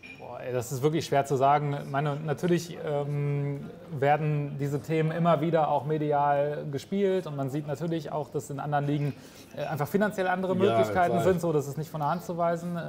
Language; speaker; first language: German; native; German